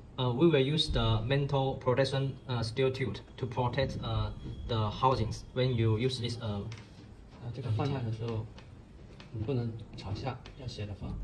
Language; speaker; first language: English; non-native, learner; Chinese